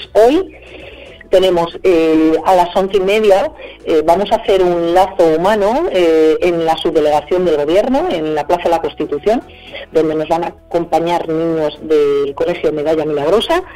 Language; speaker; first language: Spanish; native; Spanish